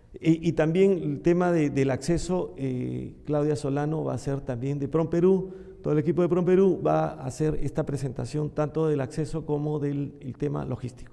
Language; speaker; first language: Spanish; native; Spanish